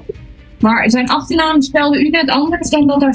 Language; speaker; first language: Dutch; native; Dutch